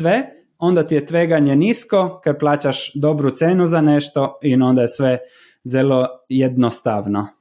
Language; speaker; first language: Slovenian; non-native, learner; Croatian